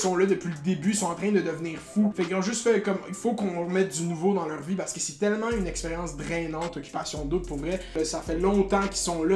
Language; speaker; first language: French; native; French